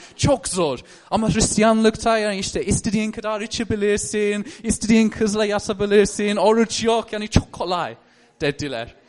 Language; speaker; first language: Turkish; non-native, fluent; English